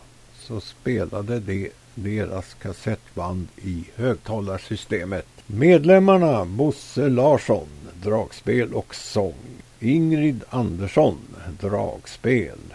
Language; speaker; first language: Swedish; native; Swedish